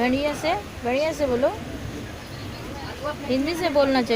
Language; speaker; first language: Hindi; non-native, local second language; Bangla